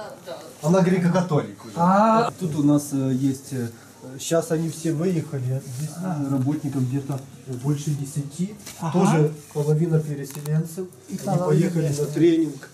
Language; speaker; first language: Russian; native; Russian